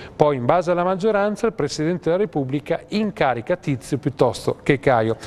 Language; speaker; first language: Italian; native; Italian